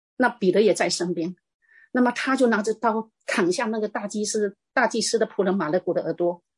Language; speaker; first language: Chinese; native; Chinese